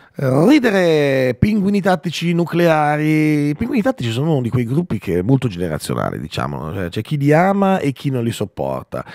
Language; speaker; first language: Italian; native; Italian